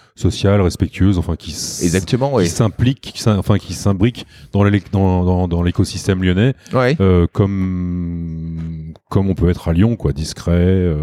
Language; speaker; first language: French; native; French